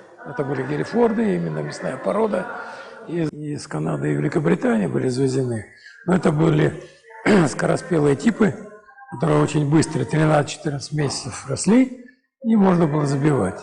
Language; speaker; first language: Russian; native; Russian